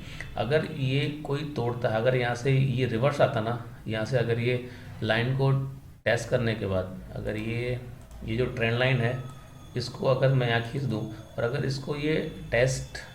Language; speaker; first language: Hindi; native; Hindi